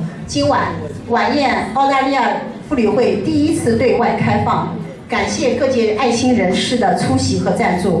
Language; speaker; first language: Chinese; native; Chinese